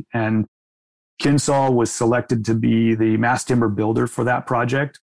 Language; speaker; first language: English; native; English